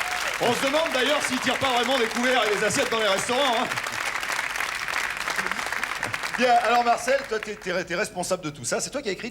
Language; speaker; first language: French; native; French